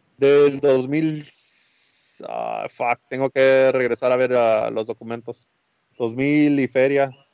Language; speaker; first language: Spanish; early bilingual, heritage; Spanish